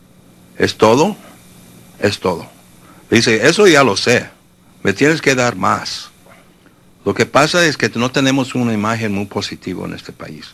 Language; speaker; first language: Spanish; early bilingual, heritage; Spanish